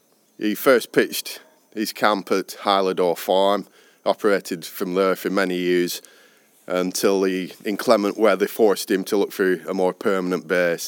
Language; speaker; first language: English; native; English